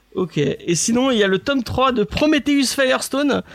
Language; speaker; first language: French; early bilingual, other home language; English